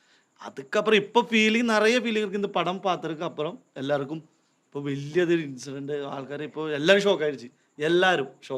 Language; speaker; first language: Tamil; non-native, learner; Malayalam